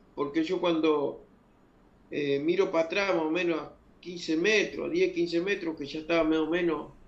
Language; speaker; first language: Spanish; early bilingual, other home language; Guarani